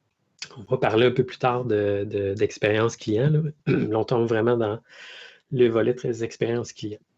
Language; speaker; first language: French; native; French